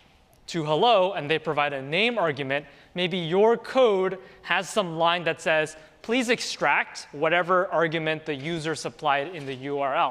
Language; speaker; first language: English; native; English